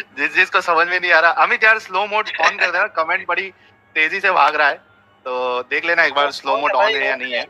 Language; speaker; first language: Hindi; native; Hindi